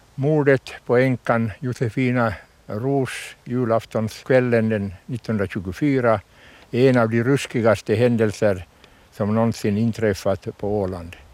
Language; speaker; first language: Swedish; native; Swedish